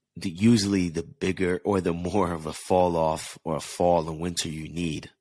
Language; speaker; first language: English; native; English